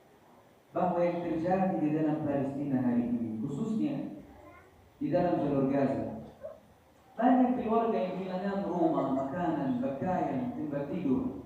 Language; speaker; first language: Indonesian; non-native, fluent; Arabic